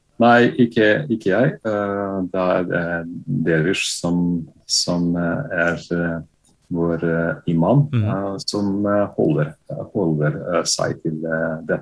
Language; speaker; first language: Norwegian; non-native, fluent; Bosnian